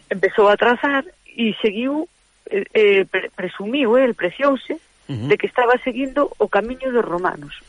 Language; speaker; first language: Galician; native; Galician